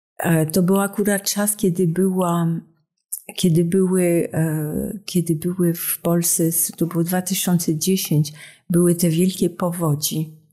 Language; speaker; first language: Polish; non-native, fluent; French